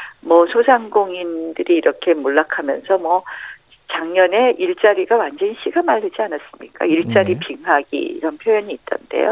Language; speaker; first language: Korean; native; Korean